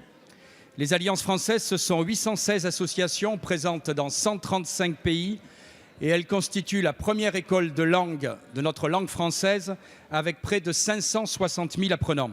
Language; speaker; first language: French; native; French